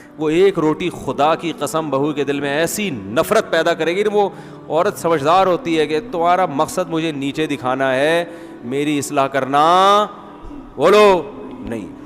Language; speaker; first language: Urdu; native; Urdu